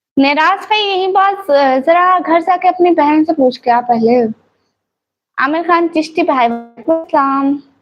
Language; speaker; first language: Urdu; non-native, local second language; Punjabi